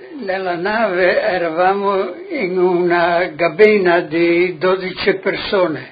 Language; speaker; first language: Italian; non-native, local second language; Friulian